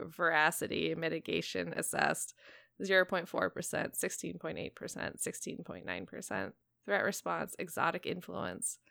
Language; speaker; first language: English; native; English